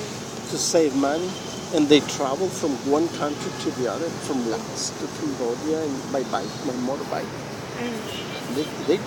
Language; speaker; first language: English; non-native, fluent; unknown